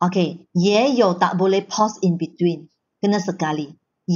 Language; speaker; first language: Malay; non-native, local second language; Chinese